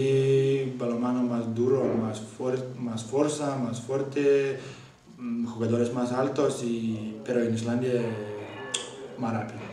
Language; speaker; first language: Spanish; non-native, learner; Lithuanian